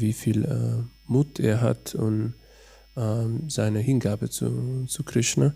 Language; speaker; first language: German; non-native, learner; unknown